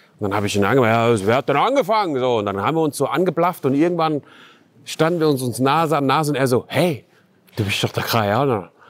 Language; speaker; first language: German; early bilingual, other home language; Turkish